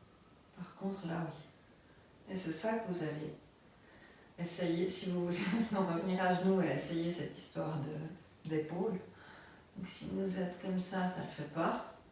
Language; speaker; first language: French; native; French